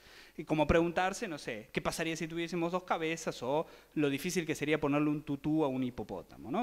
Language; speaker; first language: Spanish; native; Spanish